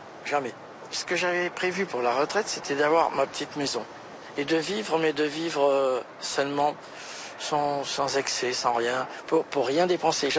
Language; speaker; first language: French; native; French